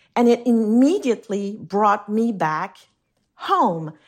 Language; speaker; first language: English; non-native, fluent; French